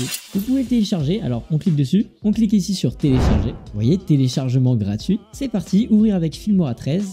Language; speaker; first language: French; native; French